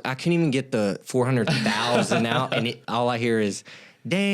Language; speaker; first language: English; native; English